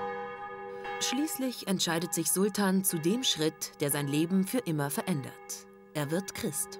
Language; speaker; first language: German; native; German